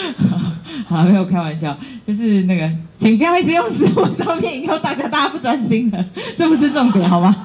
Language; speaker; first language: Chinese; native; Chinese